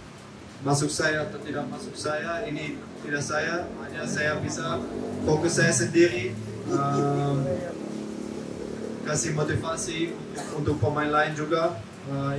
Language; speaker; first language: Indonesian; non-native, fluent; Dutch